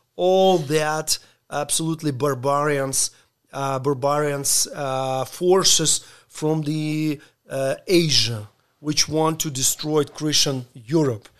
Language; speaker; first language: English; non-native, learner; Ukrainian